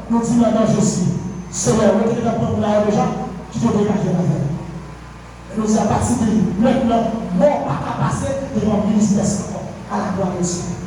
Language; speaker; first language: French; non-native, local second language; Haitian Creole